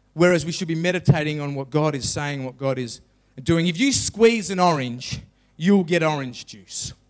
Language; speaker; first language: English; native; English